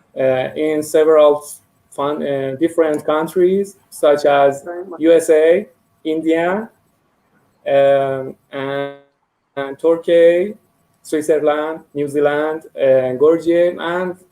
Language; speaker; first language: English; non-native, learner; Persian